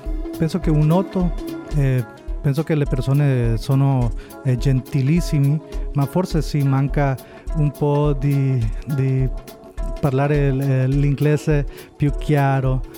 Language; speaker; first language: Italian; non-native, learner; Spanish